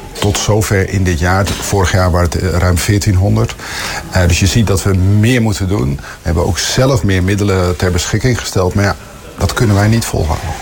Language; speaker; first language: Dutch; native; Dutch